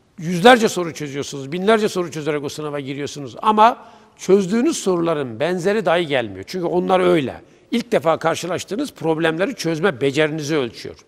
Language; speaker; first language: Turkish; native; Turkish